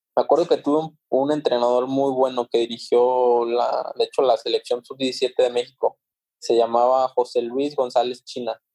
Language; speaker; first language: Spanish; native; Spanish